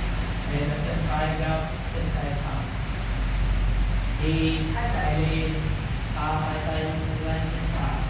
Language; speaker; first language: Vietnamese; non-native, fluent; Hindi